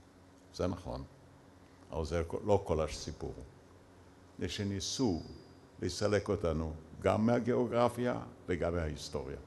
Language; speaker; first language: Hebrew; early bilingual, other home language; Yiddish